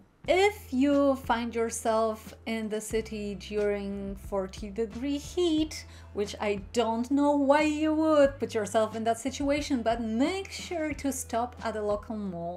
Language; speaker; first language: English; non-native, fluent; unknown